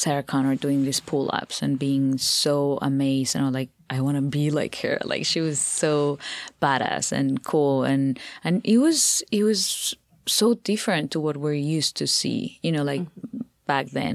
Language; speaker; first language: English; non-native, fluent; Spanish